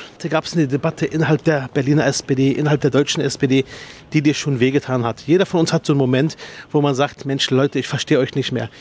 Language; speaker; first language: German; early bilingual, other home language; Arabic